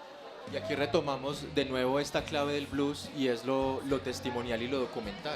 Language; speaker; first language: Spanish; native; Spanish